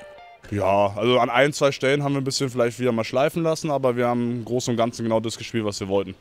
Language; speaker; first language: German; native; German